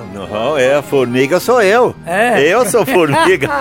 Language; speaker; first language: Portuguese; native; Portuguese